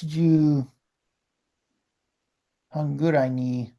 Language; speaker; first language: Japanese; non-native, learner; English